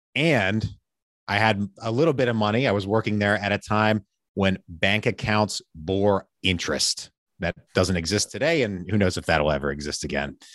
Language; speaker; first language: English; native; English